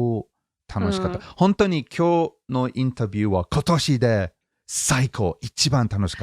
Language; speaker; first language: Japanese; non-native, fluent; English